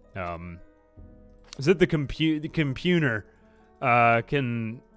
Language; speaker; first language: English; native; English